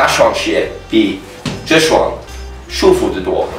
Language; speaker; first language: Chinese; non-native, learner; English